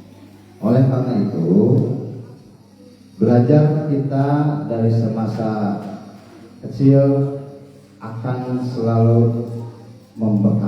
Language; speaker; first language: Indonesian; non-native, local second language; Sundanese